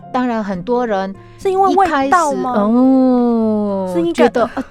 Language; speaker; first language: Chinese; non-native, fluent; Korean